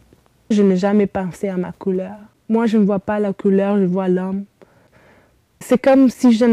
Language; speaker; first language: French; early bilingual, heritage; Romanian